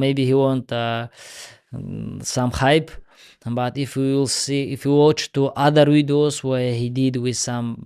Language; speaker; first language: English; non-native, learner; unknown